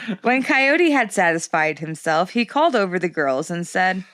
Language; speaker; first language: English; native; English